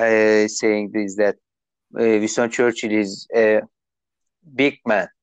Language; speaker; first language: English; non-native, learner; Turkish